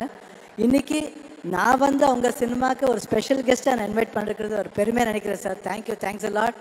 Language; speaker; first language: Tamil; non-native, fluent; Kannada